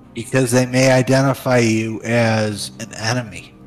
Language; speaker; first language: English; native; English